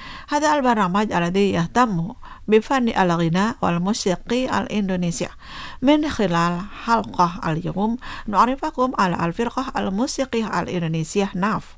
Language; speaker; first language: Arabic; non-native, fluent; Indonesian